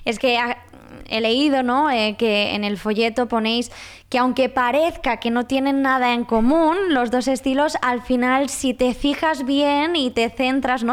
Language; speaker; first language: Spanish; non-native, local second language; Catalan